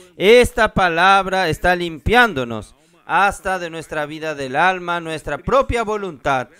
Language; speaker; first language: Spanish; non-native, fluent; Portuguese